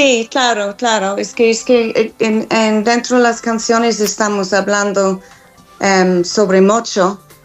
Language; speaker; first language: Spanish; non-native, fluent; English